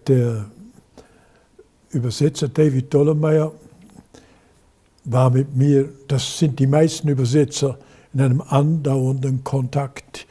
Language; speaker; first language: German; native; German